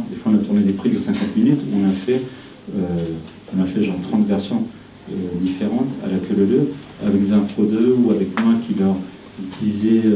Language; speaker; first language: French; non-native, fluent; Spanish